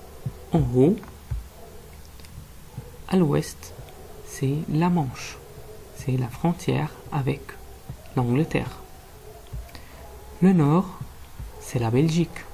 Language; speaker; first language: French; non-native, fluent; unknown